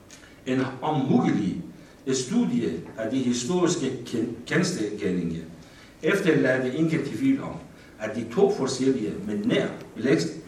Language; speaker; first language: Danish; non-native, fluent; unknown